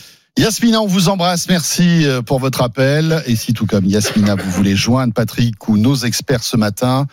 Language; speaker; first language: French; native; French